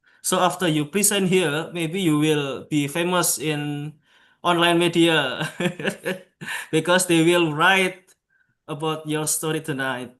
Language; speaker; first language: English; non-native, local second language; Javanese